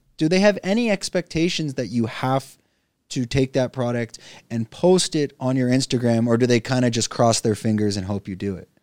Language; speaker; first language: English; native; English